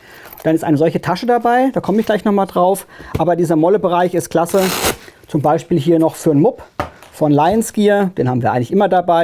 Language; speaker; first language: German; native; German